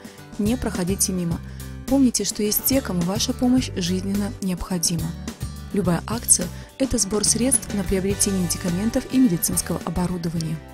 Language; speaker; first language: Russian; native; Russian